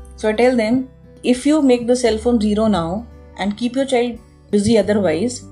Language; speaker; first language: English; non-native, local second language; Hindi